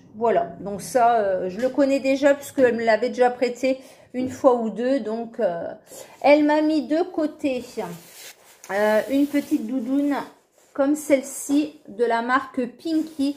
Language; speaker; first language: French; native; French